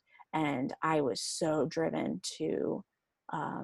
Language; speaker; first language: English; native; English